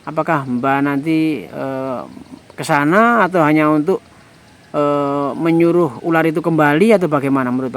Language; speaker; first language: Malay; non-native, local second language; Javanese